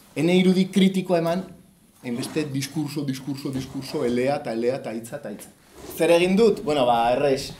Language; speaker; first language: Basque; native; Basque